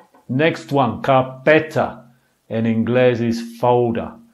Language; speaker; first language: Spanish; non-native, fluent; English